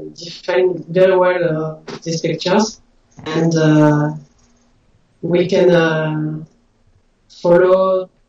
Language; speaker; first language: English; non-native, learner; French